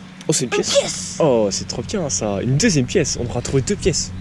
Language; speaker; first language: French; native; French